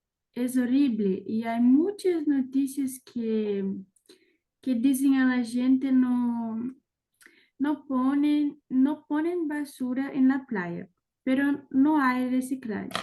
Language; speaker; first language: Spanish; non-native, learner; English